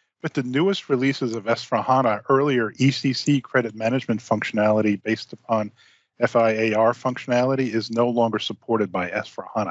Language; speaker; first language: English; native; English